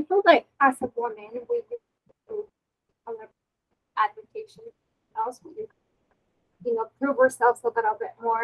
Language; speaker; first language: English; non-native, fluent; Spanish